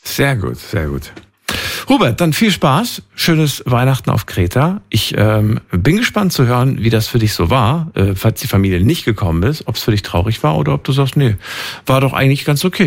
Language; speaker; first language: German; native; German